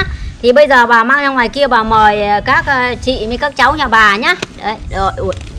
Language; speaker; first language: Vietnamese; native; Vietnamese